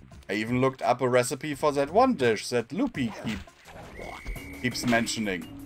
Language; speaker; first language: English; non-native, fluent; German